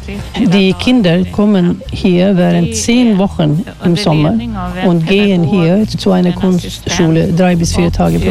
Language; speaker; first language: German; non-native, fluent; Swedish